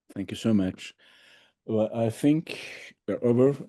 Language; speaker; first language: English; non-native, fluent; Turkish